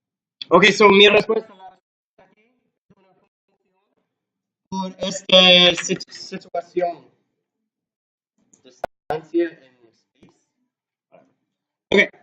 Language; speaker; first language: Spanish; non-native, learner; English